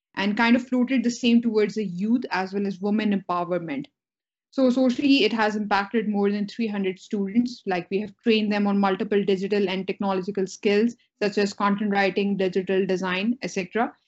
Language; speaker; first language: English; non-native, local second language; Urdu